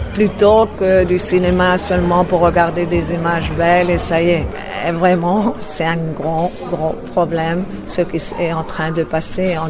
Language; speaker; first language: French; non-native, fluent; Spanish